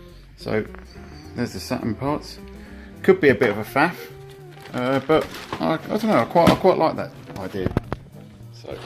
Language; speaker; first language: English; native; English